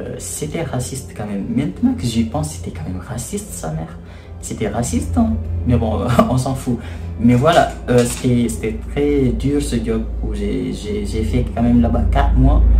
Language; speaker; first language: French; non-native, local second language; Wolof